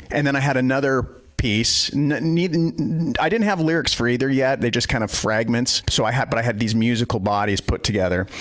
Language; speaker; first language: English; native; English